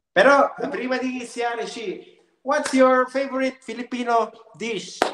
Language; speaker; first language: Italian; non-native, learner; Filipino